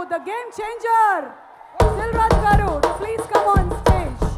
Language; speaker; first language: Telugu; native; Telugu